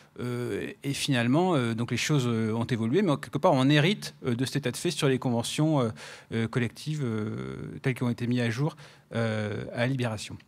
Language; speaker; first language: French; native; French